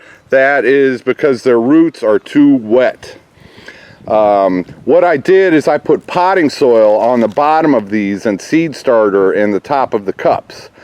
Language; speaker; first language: English; native; English